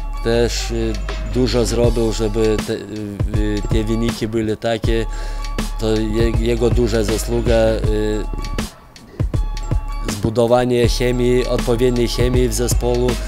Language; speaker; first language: Polish; non-native, fluent; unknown